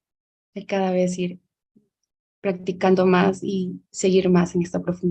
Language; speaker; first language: Spanish; native; Spanish